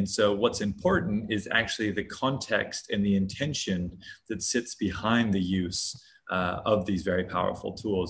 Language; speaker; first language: English; native; English